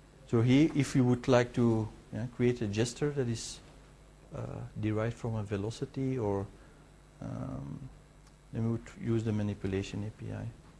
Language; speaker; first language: English; non-native, fluent; Dutch